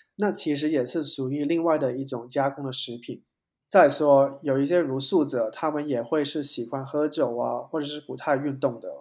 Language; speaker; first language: Chinese; non-native, local second language; Cantonese